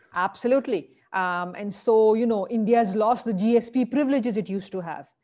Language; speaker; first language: English; non-native, local second language; Hindi